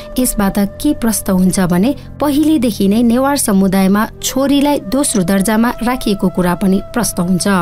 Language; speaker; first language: Nepali; non-native, local second language; Newari